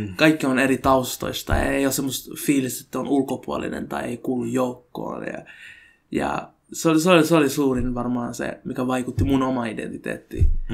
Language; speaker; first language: Finnish; early bilingual, other home language; Somali